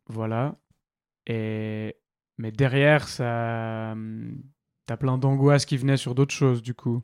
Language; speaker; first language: French; native; French